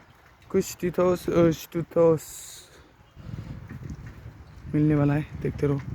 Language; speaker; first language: Hindi; non-native, local second language; Bodo